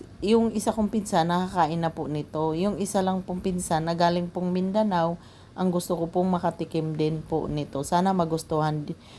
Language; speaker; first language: Filipino; non-native, local second language; Cebuano